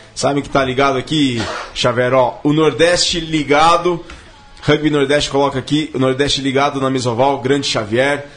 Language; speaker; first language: Portuguese; native; Portuguese